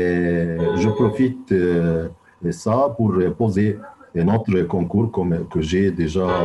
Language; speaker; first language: French; non-native, fluent; Arabic